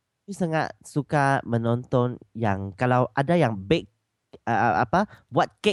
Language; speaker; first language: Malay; non-native, local second language; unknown